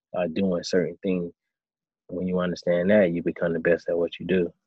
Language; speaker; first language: English; native; English